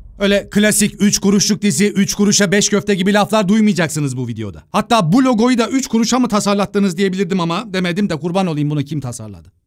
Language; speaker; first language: Turkish; native; Turkish